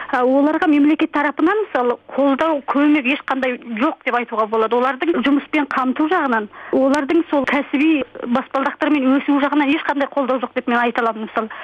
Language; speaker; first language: Kazakh; early bilingual, heritage; Kazakh